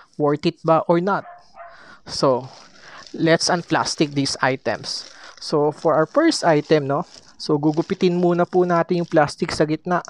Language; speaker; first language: Filipino; native; Filipino